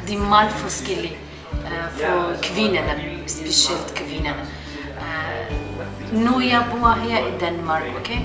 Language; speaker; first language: Danish; non-native, learner; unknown